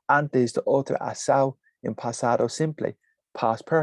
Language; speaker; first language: Portuguese; non-native, learner; English